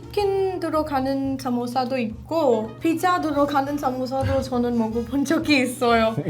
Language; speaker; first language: Korean; non-native, fluent; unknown